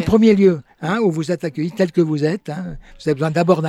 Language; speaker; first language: French; native; French